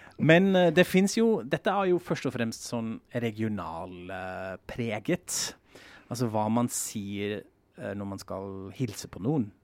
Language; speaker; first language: Norwegian; non-native, fluent; German